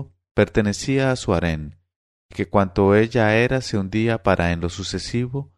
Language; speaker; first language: Spanish; native; Spanish